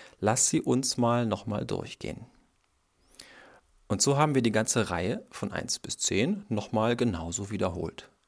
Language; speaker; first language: German; native; German